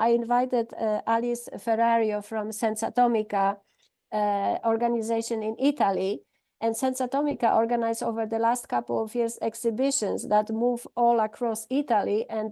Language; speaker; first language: English; non-native, fluent; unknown